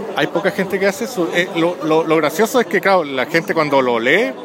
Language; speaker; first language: Spanish; native; Spanish